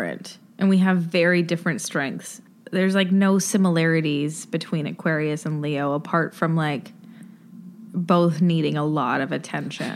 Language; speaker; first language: English; native; English